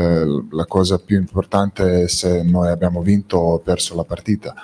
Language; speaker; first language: Italian; non-native, fluent; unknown